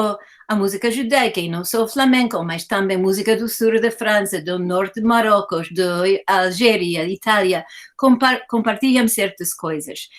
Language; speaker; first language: Portuguese; non-native, fluent; English